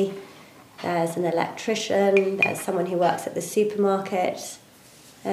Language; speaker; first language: English; native; English